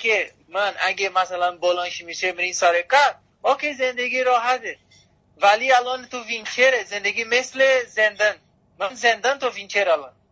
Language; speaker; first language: Persian; non-native, learner; Portuguese